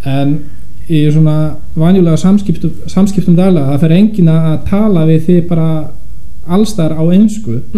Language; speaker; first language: Icelandic; non-native, fluent; Polish